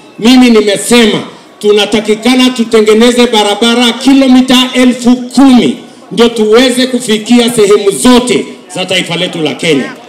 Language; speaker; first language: Swahili; non-native, local second language; Kalenjin